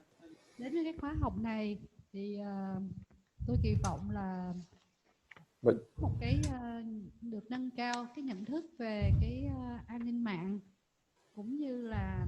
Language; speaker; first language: Vietnamese; native; Vietnamese